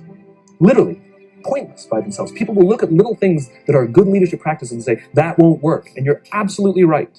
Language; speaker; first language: English; native; English